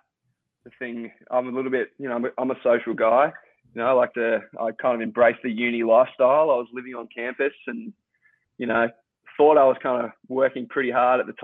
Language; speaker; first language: English; native; English